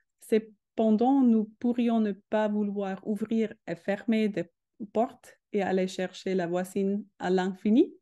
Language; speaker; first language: French; non-native, learner; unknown